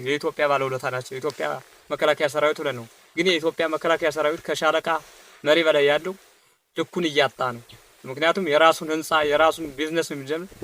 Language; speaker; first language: Amharic; native; Amharic